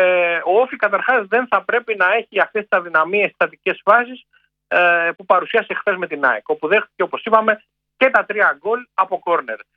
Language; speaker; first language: Greek; native; Greek